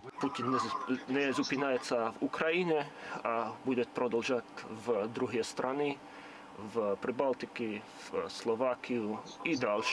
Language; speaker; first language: Ukrainian; non-native, learner; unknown